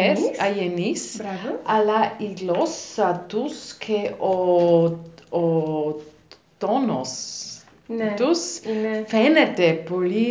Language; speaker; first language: Greek; non-native, learner; German